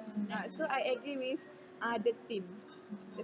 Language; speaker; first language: English; non-native, local second language; Malay